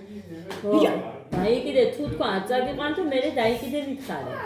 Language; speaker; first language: Georgian; native; Georgian